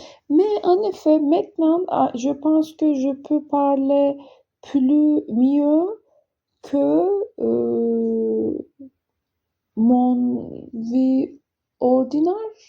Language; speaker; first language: French; non-native, learner; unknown